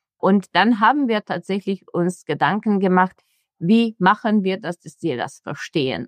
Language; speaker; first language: German; non-native, fluent; Hungarian